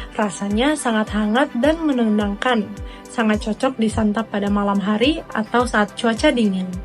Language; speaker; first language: Indonesian; native; Indonesian